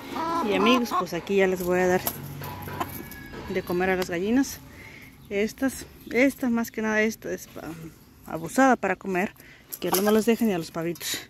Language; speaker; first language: Spanish; native; Spanish